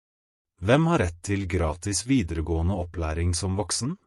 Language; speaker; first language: Norwegian; non-native, fluent; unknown